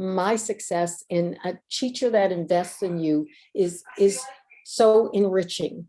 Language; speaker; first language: English; native; English